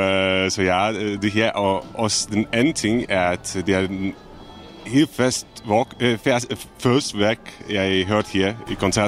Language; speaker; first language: Danish; non-native, fluent; Czech